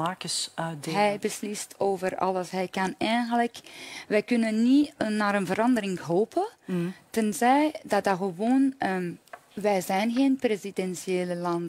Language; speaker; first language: Dutch; non-native, fluent; Persian